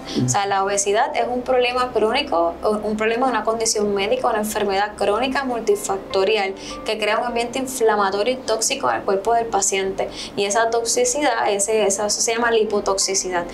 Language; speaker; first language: Spanish; native; Spanish